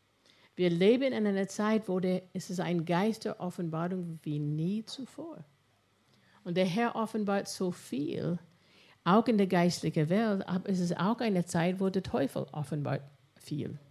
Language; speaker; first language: German; non-native, fluent; English